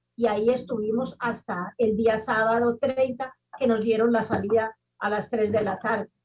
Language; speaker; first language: Spanish; native; Spanish